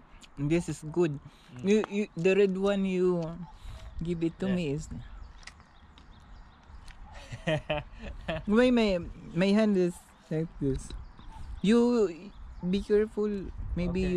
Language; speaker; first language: English; non-native, learner; Filipino